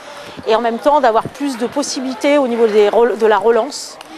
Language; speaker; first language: French; native; French